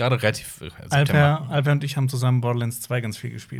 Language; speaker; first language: German; native; German